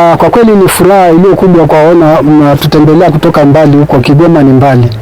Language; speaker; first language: Swahili; non-native, local second language; Masai